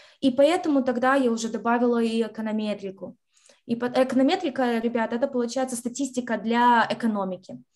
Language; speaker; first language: Russian; native; Russian